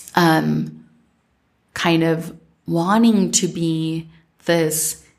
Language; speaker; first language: English; early bilingual, other home language; Spanish